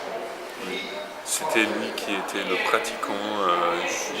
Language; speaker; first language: French; non-native, fluent; German